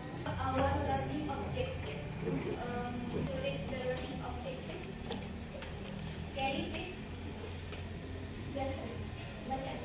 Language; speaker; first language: English; non-native, learner; Indonesian